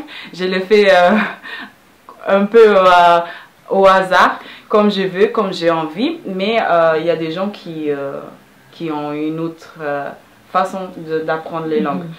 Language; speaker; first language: French; non-native, fluent; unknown